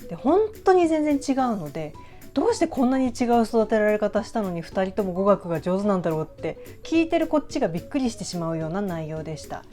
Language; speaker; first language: Japanese; native; Japanese